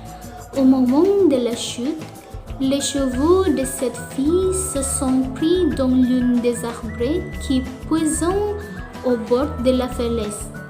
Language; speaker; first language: French; non-native, learner; Indonesian